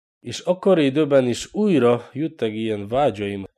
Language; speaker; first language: Hungarian; non-native, learner; Polish